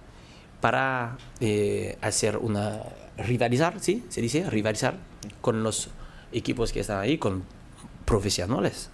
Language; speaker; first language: Spanish; non-native, learner; French